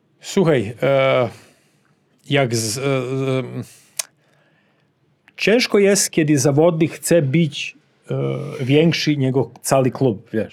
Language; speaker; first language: Polish; non-native, fluent; Serbian